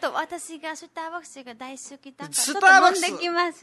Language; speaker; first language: Japanese; non-native, learner; Nepali